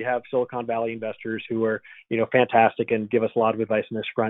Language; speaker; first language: English; native; English